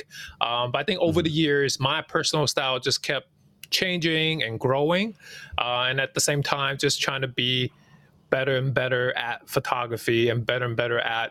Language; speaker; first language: English; early bilingual, other home language; Cantonese